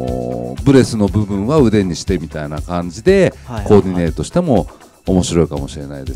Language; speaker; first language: Japanese; native; Japanese